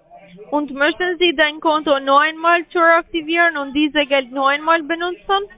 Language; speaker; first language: German; non-native, learner; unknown